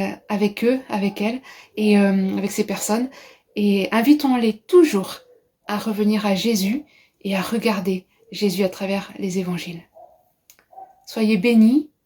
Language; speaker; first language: French; native; French